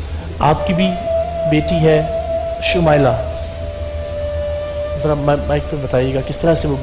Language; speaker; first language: Urdu; native; Urdu